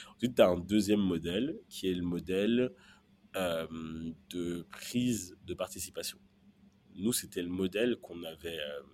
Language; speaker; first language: French; non-native, local second language; Kinyarwanda